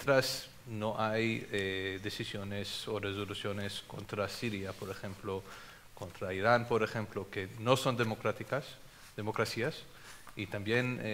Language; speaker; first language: Spanish; non-native, fluent; Hebrew